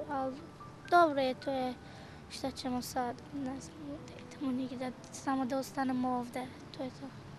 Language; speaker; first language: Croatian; non-native, learner; Persian